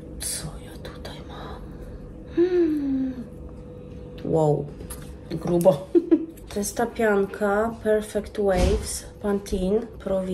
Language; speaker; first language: Polish; native; Polish